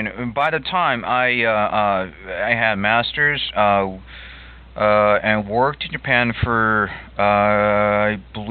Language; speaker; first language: English; non-native, fluent; Japanese